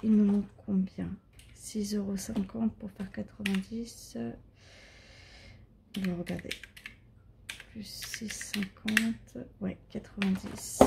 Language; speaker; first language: French; native; French